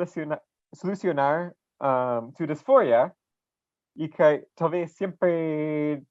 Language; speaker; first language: Spanish; non-native, fluent; English